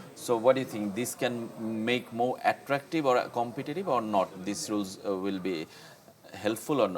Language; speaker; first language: English; non-native, learner; Bangla